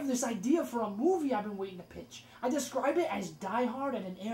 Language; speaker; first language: English; native; English